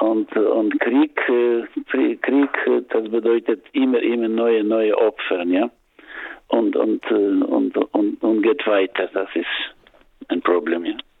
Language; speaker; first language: German; non-native, learner; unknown